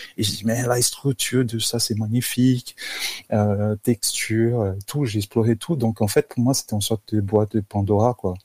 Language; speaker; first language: French; non-native, fluent; Portuguese